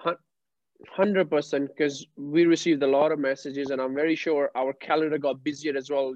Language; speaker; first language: English; non-native, local second language; Punjabi